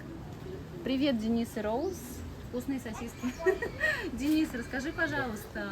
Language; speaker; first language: Russian; native; Russian